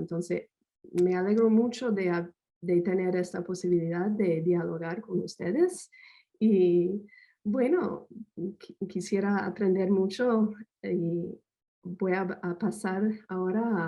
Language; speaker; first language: Spanish; non-native, fluent; English